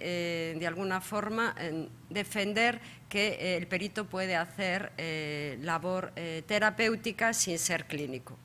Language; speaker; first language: Spanish; native; Spanish